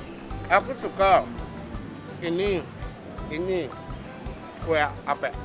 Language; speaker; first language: Indonesian; non-native, fluent; Japanese